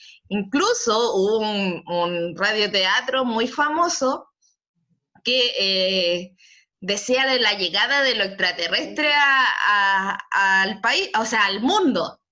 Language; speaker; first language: Spanish; native; Spanish